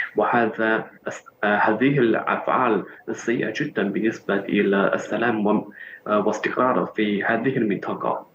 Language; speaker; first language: Arabic; non-native, fluent; Chinese